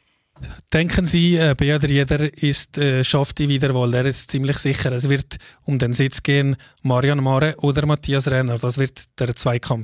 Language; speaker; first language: German; native; German